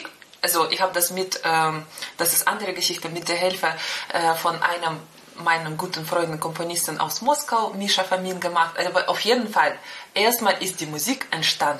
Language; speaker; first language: German; non-native, fluent; Russian